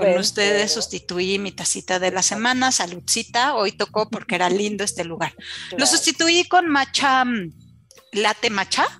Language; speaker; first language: Spanish; native; Spanish